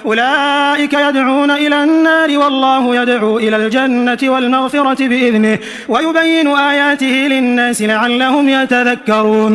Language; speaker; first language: Arabic; native; Arabic